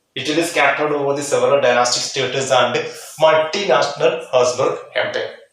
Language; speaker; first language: English; non-native, local second language; Malayalam